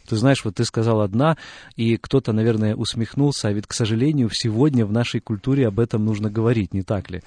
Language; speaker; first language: Russian; native; Russian